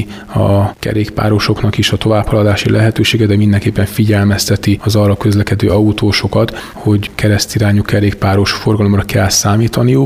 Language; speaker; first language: Hungarian; native; Hungarian